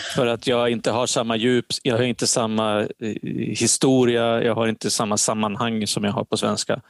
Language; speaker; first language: Swedish; native; Swedish